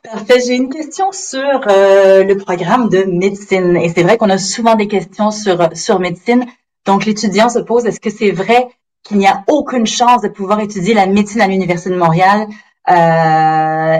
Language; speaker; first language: French; native; French